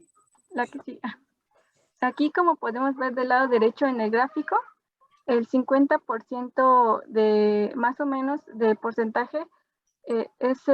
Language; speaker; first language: Spanish; native; Spanish